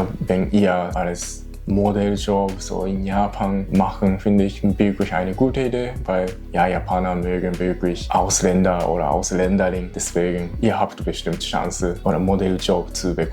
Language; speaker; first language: German; non-native, learner; Japanese